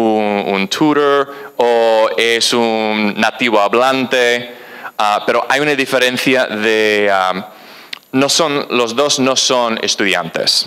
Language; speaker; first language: Spanish; non-native, fluent; English